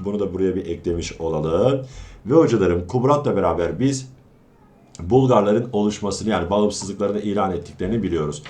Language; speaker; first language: Turkish; native; Turkish